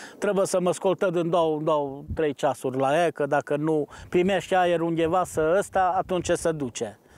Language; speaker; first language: Romanian; non-native, local second language; Slovak